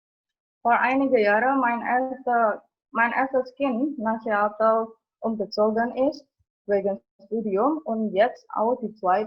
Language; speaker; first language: German; non-native, fluent; Indonesian